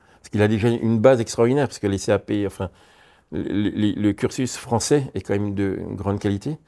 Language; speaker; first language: French; native; French